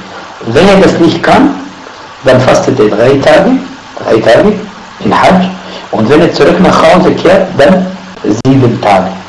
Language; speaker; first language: German; non-native, fluent; Arabic